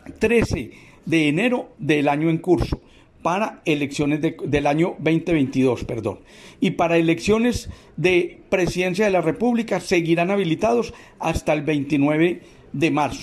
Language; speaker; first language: Spanish; native; Spanish